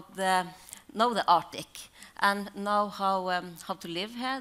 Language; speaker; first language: English; non-native, learner; Norwegian